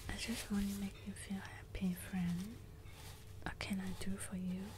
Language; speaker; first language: English; non-native, learner; Cantonese